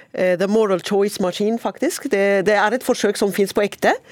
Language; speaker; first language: Norwegian; non-native, fluent; Arabic